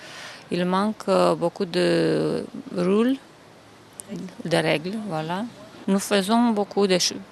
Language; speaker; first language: French; non-native, learner; Romanian